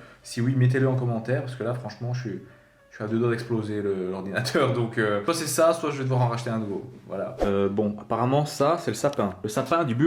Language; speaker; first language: French; native; French